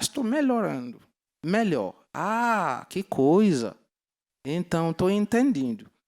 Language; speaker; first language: Portuguese; non-native, learner; Yoruba